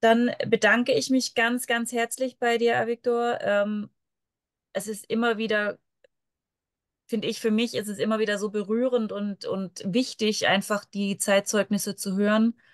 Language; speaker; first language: German; native; German